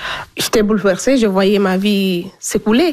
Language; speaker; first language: French; non-native, local second language; Fula